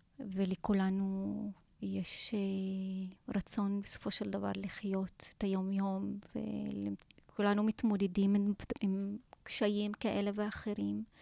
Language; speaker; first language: Hebrew; non-native, local second language; Arabic